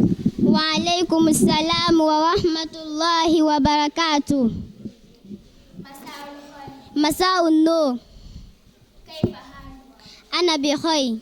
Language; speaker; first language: Arabic; non-native, learner; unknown